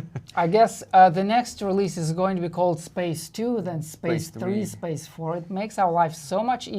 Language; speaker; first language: English; non-native, fluent; Russian